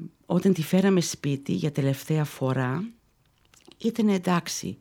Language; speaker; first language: Greek; early bilingual, heritage; Greek